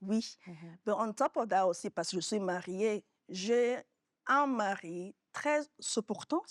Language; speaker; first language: French; non-native, fluent; Yoruba